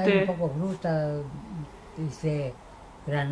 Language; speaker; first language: Spanish; non-native, local second language; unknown